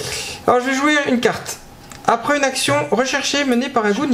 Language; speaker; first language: French; native; French